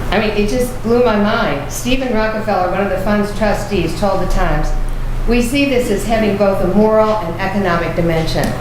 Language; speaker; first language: English; native; English